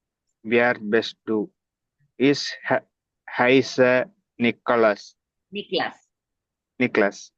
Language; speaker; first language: German; non-native, learner; Tamil